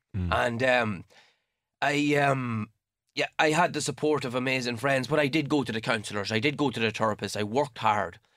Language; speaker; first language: English; native; English